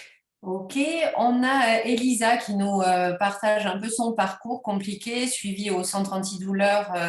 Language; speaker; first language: French; native; French